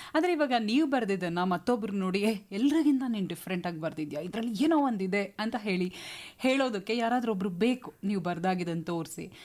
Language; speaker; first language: Kannada; native; Kannada